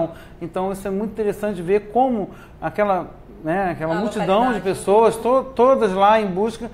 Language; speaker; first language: Portuguese; native; Portuguese